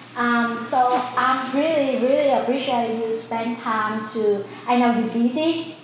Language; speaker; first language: English; non-native, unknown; Vietnamese